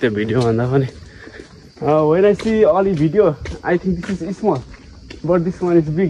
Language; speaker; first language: English; non-native, learner; Nepali